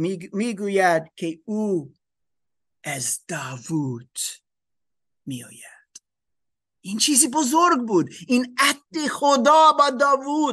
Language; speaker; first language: Persian; non-native, fluent; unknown